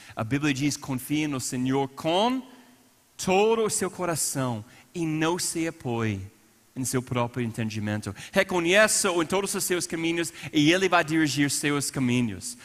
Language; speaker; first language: Portuguese; non-native, fluent; English